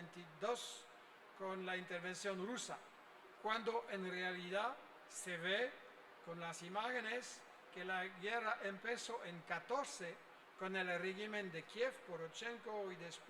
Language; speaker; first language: Spanish; non-native, fluent; French